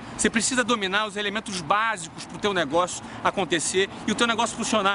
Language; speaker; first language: Portuguese; native; Portuguese